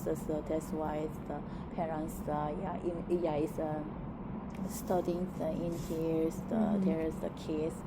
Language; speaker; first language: English; non-native, learner; Korean